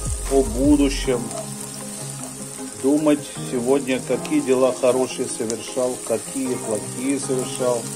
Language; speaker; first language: Russian; non-native, fluent; Hindi